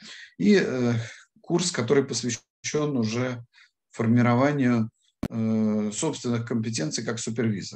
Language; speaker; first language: Russian; native; Russian